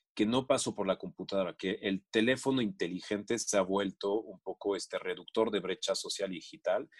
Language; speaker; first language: Spanish; non-native, fluent; French